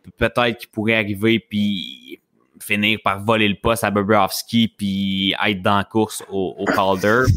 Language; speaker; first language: French; native; French